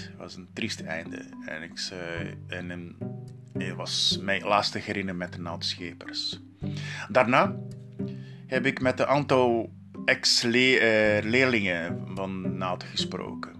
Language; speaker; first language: Dutch; non-native, learner; Portuguese